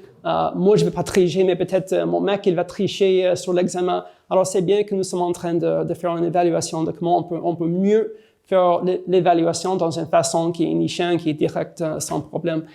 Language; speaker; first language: French; non-native, fluent; English